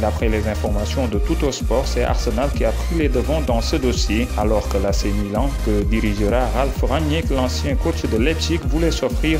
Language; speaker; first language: French; non-native, local second language; Wolof